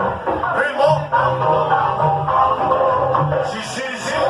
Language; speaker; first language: Spanish; native; Spanish